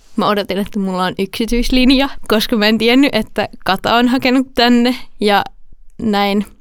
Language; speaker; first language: Finnish; native; Finnish